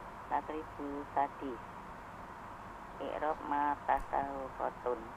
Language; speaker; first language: Arabic; non-native, learner; Indonesian